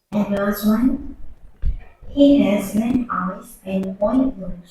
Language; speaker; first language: English; non-native, learner; Indonesian